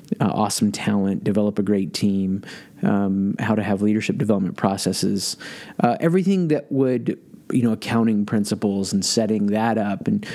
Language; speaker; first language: English; native; English